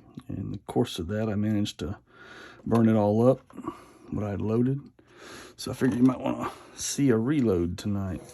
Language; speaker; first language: English; native; English